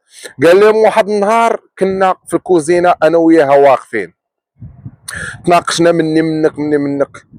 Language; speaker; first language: Arabic; native; Arabic